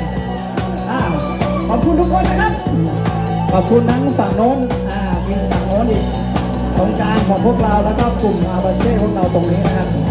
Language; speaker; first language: Thai; native; Thai